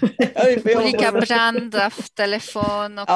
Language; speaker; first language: Swedish; native; Swedish